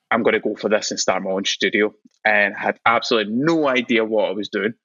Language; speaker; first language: English; native; English